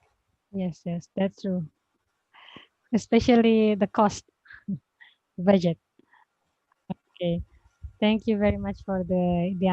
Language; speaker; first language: English; non-native, fluent; Indonesian